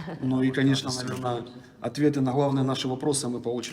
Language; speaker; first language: Russian; native; Russian